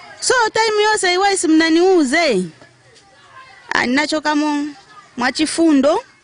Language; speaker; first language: Nyanja; native; Nyanja